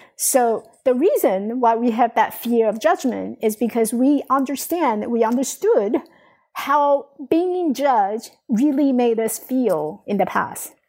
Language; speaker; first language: English; non-native, fluent; Chinese